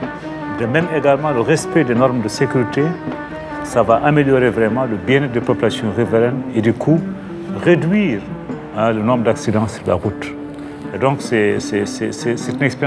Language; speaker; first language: French; native; French